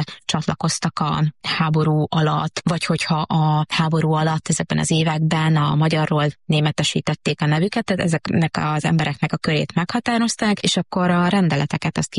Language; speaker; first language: Hungarian; native; Hungarian